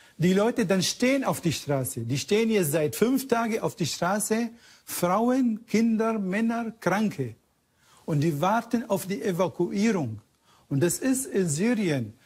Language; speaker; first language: German; non-native, fluent; Arabic